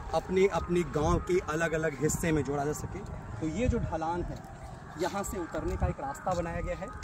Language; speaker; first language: Hindi; native; Hindi